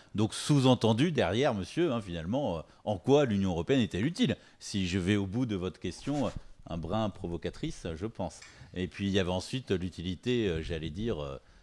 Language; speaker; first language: French; native; French